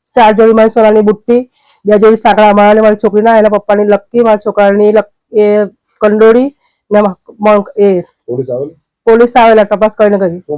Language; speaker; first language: Gujarati; native; Gujarati